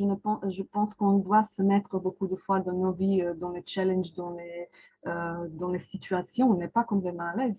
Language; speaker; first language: French; non-native, fluent; Croatian